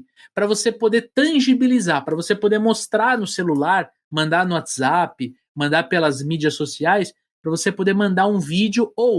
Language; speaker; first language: Portuguese; native; Portuguese